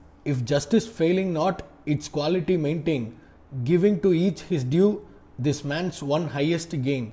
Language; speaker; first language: English; non-native, local second language; Tamil